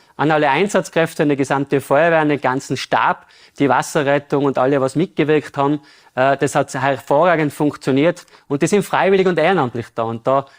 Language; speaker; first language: German; native; German